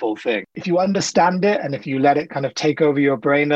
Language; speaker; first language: English; native; English